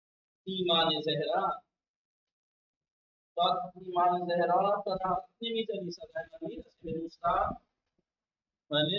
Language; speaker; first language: Persian; non-native, fluent; Urdu